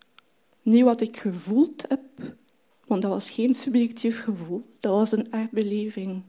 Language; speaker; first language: Dutch; non-native, fluent; French